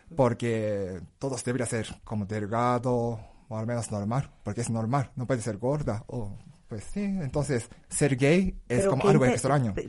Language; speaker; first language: Spanish; non-native, fluent; Japanese